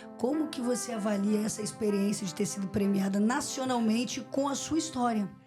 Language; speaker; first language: Portuguese; native; Portuguese